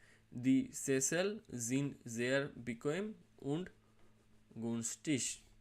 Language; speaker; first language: German; non-native, learner; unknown